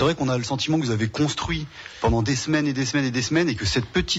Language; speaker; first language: French; native; French